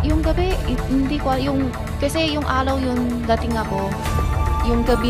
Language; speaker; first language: Filipino; non-native, learner; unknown